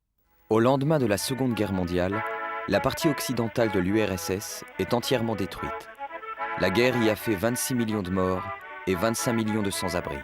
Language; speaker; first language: French; native; French